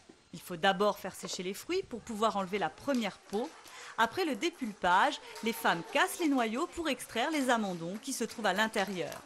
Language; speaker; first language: French; native; French